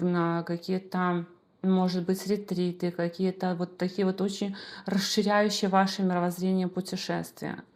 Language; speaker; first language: Russian; native; Russian